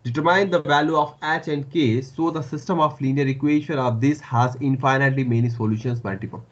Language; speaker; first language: English; non-native, local second language; Nepali